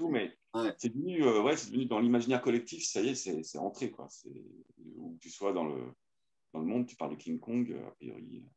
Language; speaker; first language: French; native; French